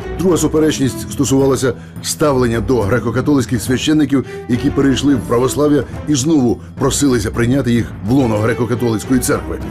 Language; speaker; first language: Ukrainian; native; Ukrainian